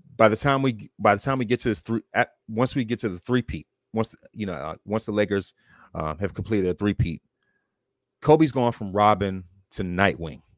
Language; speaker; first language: English; native; English